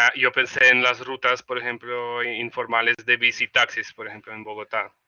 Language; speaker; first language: Spanish; non-native, fluent; Russian